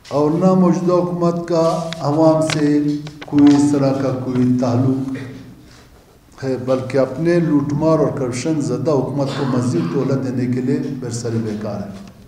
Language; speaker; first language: Urdu; non-native, local second language; Baluchi